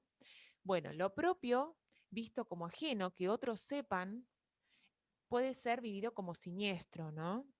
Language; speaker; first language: Spanish; native; Spanish